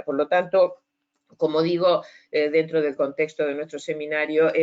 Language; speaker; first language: Spanish; native; Spanish